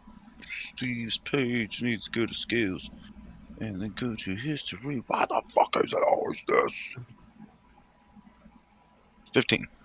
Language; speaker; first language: English; native; English